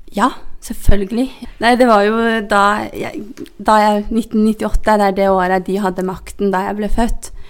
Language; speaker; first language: Norwegian; non-native, fluent; Hazaragi